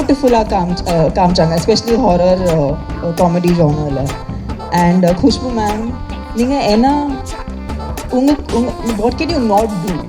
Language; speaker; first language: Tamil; non-native, fluent; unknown